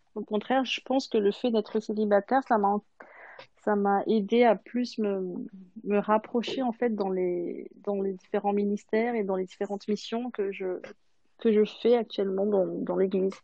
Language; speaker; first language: French; non-native, local second language; Malagasy